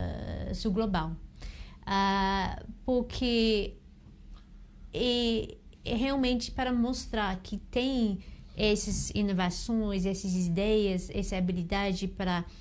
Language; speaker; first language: Portuguese; non-native, fluent; English